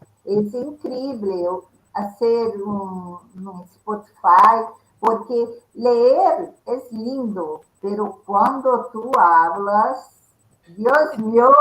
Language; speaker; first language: Spanish; non-native, learner; Portuguese